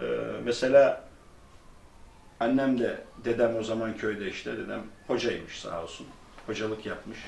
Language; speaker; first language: Turkish; early bilingual, other home language; Albanian